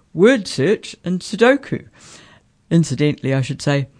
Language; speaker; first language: English; native; English